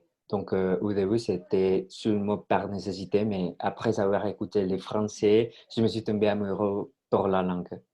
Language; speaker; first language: French; non-native, learner; Spanish